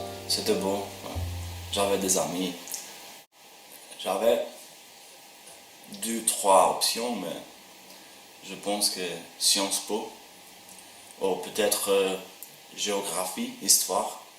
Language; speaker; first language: French; non-native, learner; Albanian